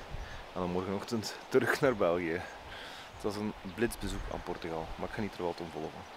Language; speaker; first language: Dutch; native; Dutch